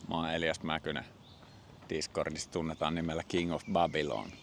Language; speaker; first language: Finnish; native; Finnish